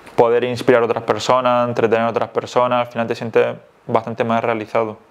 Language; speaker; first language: Spanish; native; Spanish